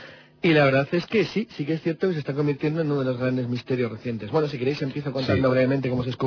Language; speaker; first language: Spanish; native; Spanish